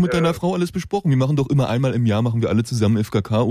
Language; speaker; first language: German; native; German